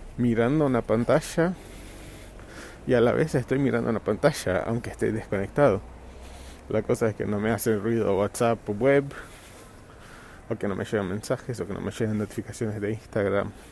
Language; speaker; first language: Spanish; non-native, fluent; Portuguese